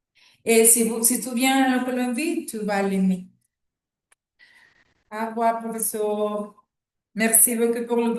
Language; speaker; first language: French; non-native, learner; Spanish